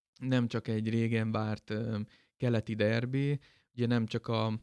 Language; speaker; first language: Hungarian; native; Hungarian